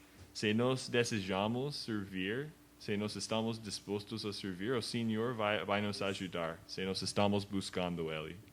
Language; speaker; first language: Portuguese; non-native, learner; English